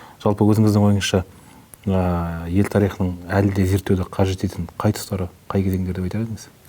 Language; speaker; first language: Kazakh; native; Kazakh